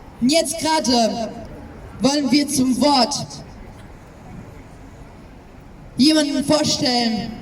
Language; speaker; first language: German; non-native, fluent; Ukrainian